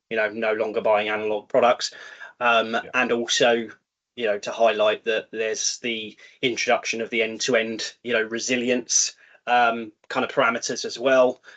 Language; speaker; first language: English; native; English